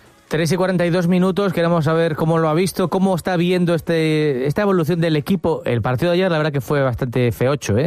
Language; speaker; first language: Spanish; native; Spanish